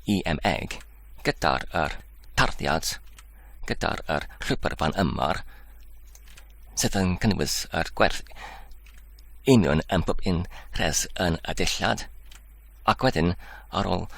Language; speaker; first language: Welsh; non-native, learner; English